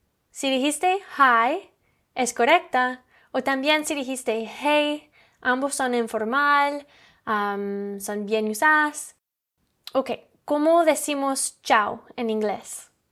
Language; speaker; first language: Spanish; non-native, fluent; English